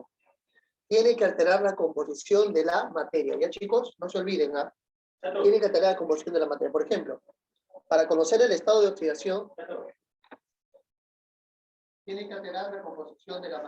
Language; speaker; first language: Spanish; native; Spanish